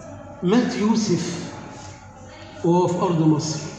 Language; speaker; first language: Arabic; native; Arabic